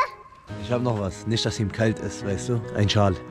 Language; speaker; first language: German; native; German